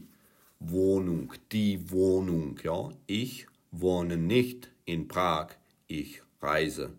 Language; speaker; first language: German; non-native, fluent; Czech